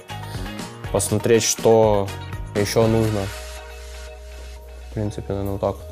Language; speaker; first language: Russian; native; Russian